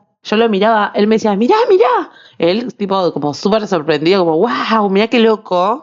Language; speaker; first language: Spanish; native; Spanish